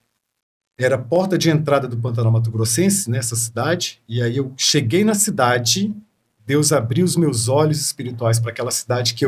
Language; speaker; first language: Portuguese; native; Portuguese